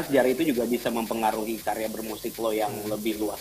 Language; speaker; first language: Indonesian; native; Indonesian